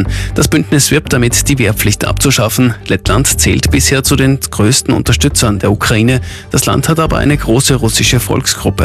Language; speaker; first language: German; native; German